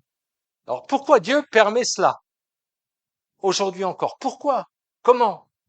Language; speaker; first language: French; native; French